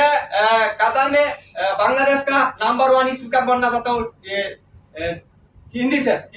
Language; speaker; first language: Hindi; non-native, learner; Bangla